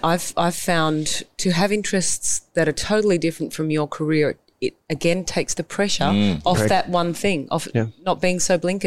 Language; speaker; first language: English; native; English